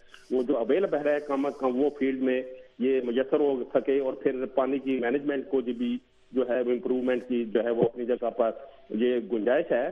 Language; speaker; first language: Urdu; native; Urdu